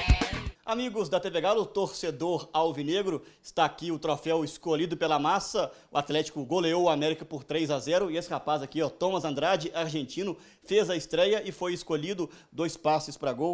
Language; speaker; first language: Portuguese; native; Portuguese